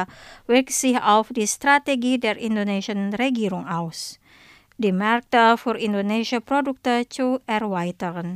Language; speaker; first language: German; non-native, fluent; Indonesian